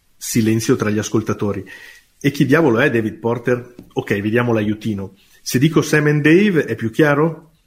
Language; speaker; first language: Italian; native; Italian